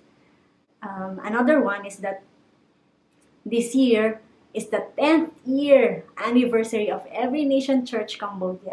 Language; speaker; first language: English; non-native, local second language; Filipino